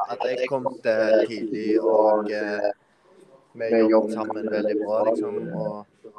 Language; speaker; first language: Norwegian; non-native, learner; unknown